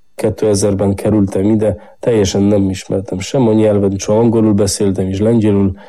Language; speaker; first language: Hungarian; non-native, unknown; Polish